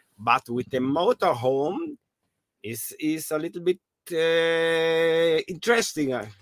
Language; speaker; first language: English; non-native, learner; German